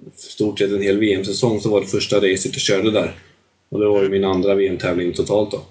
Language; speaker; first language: Swedish; native; Swedish